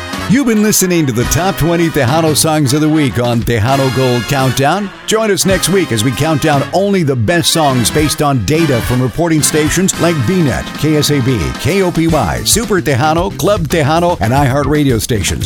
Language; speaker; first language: English; early bilingual, other home language; Spanish